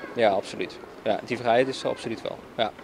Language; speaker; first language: Dutch; native; Dutch